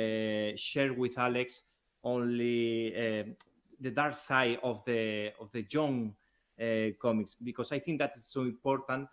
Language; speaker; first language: English; non-native, learner; Spanish